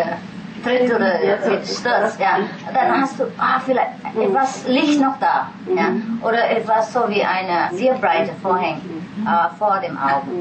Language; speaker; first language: German; non-native, fluent; Vietnamese